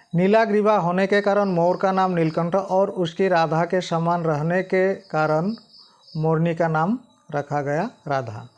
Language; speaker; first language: Hindi; non-native, local second language; Assamese